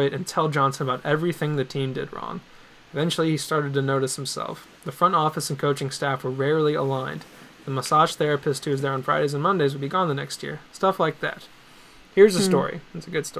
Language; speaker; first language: English; native; English